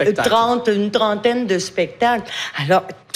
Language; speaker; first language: French; native; French